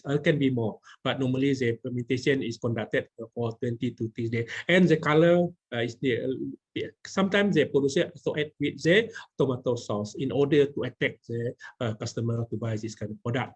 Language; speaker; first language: English; non-native, local second language; Malay